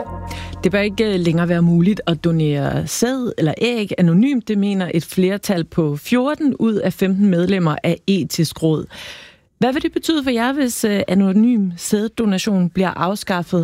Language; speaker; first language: Danish; native; Danish